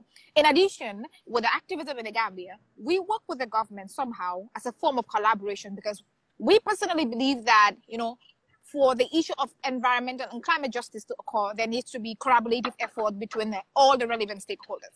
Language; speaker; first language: English; non-native, local second language; Wolof